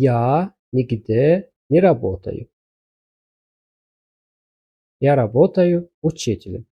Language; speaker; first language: Russian; non-native, fluent; Azerbaijani